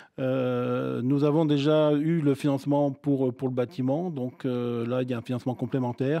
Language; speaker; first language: French; native; French